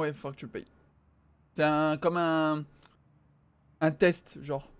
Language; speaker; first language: French; native; French